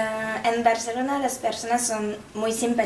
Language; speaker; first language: Spanish; non-native, learner; French